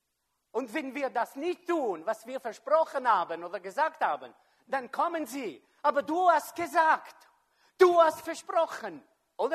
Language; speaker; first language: German; non-native, fluent; French